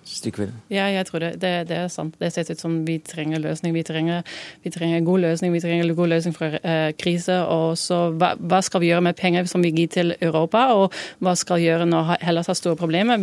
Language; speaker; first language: Norwegian; non-native, learner; Dutch